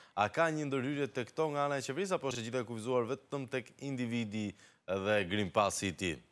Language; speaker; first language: Albanian; native; Albanian